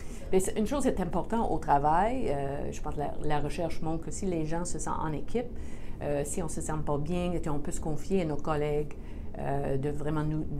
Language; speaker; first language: French; non-native, local second language; English